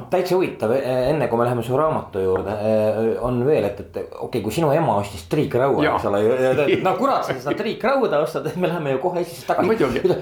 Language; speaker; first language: Estonian; native; Estonian